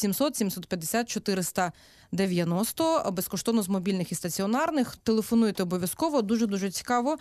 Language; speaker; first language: Ukrainian; native; Ukrainian